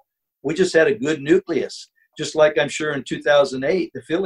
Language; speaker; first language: English; native; English